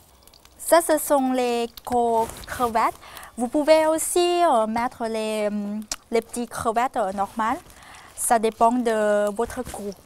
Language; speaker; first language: French; non-native, fluent; Thai